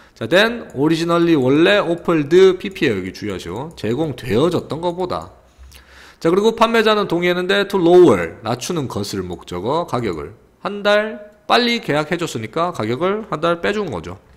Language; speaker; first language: Korean; native; Korean